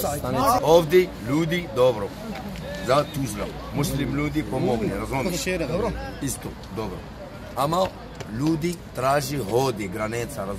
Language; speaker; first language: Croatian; non-native, learner; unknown